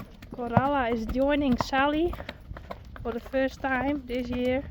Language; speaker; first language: English; non-native, learner; Western Frisian